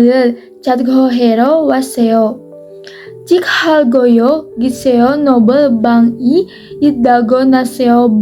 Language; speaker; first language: Korean; non-native, learner; Indonesian